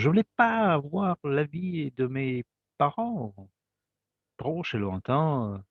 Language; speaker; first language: French; non-native, fluent; Russian